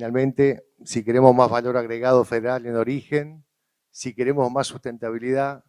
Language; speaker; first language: Spanish; native; Spanish